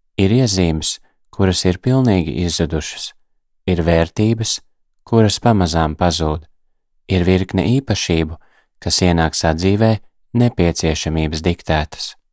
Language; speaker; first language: Latvian; native; Latvian